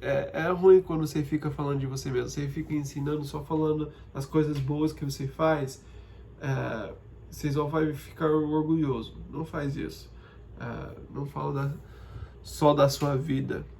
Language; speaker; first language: Portuguese; non-native, fluent; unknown